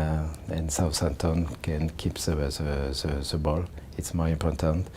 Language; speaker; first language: English; non-native, learner; French